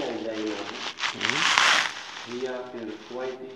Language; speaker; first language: Arabic; non-native, learner; Indonesian